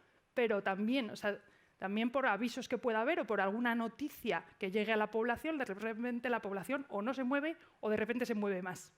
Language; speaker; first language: Spanish; native; Spanish